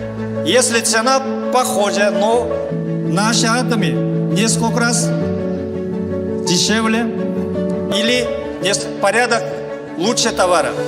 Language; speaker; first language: Russian; non-native, learner; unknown